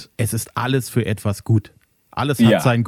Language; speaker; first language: German; native; German